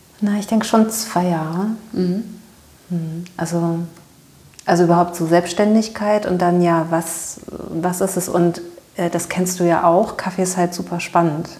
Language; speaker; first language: German; native; German